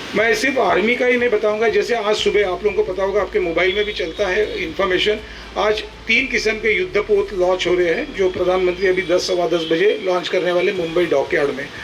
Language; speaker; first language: Hindi; non-native, local second language; Marathi